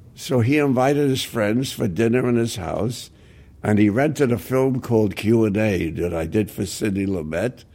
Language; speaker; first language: English; native; English